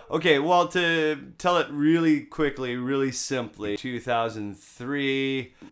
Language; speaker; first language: English; native; English